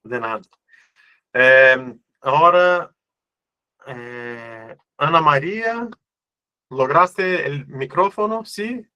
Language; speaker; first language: Spanish; non-native, learner; Portuguese